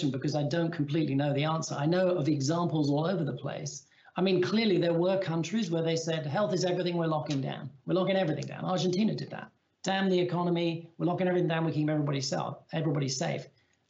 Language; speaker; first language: English; native; English